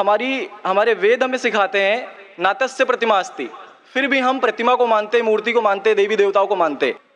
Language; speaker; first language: Hindi; native; Hindi